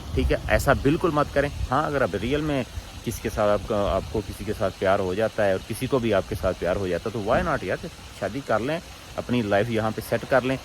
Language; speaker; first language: Urdu; non-native, local second language; Punjabi